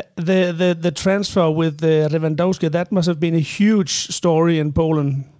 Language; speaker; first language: English; non-native, fluent; Danish